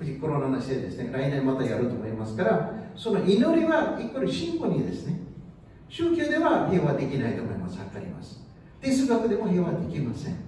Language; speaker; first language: Japanese; non-native, fluent; Urdu